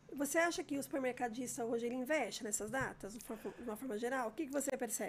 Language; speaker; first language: Portuguese; native; Portuguese